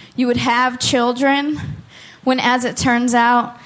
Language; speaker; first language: English; native; English